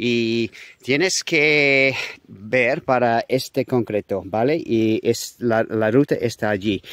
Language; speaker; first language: Spanish; non-native, learner; English